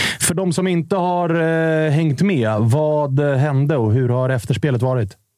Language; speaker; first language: Swedish; native; Swedish